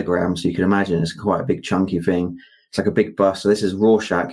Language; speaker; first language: English; native; English